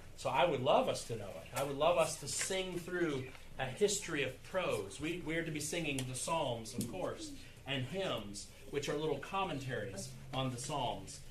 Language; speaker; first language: English; native; English